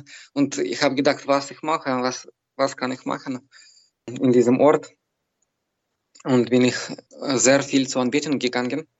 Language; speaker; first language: German; non-native, fluent; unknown